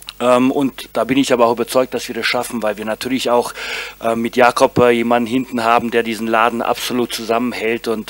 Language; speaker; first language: German; native; German